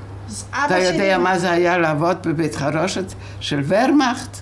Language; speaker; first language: Hebrew; non-native, fluent; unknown